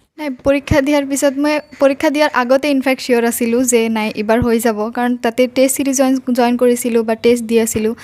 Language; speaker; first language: Assamese; non-native, local second language; Bangla